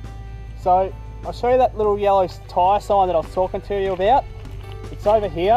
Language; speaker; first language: English; native; English